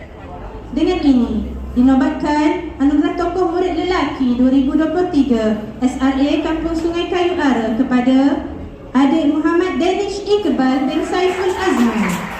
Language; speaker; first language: Malay; native; Malay